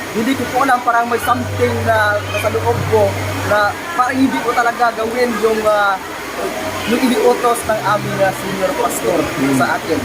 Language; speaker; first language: Filipino; non-native, local second language; Cebuano